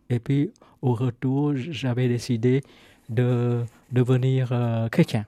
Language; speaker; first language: French; non-native, fluent; Vietnamese